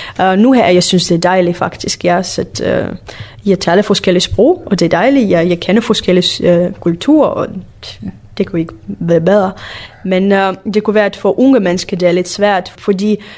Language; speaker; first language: Danish; non-native, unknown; Russian